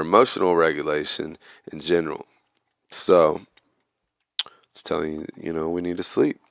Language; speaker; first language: English; native; English